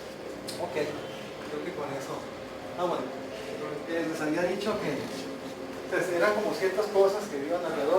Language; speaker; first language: Spanish; native; Spanish